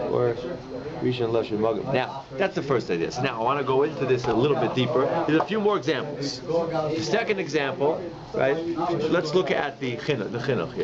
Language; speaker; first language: English; native; English